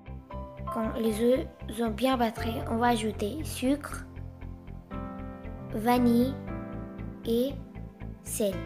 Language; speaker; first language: French; non-native, fluent; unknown